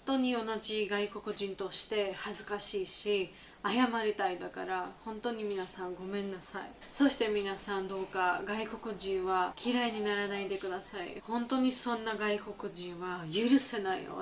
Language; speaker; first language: Japanese; non-native, learner; Georgian